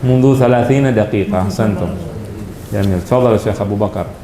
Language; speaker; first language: Arabic; non-native, fluent; Indonesian